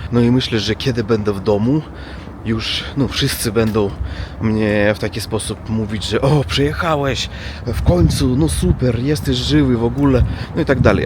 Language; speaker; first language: Polish; non-native, learner; Russian